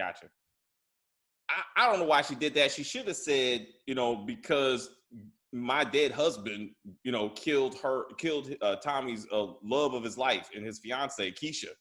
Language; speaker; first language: English; native; English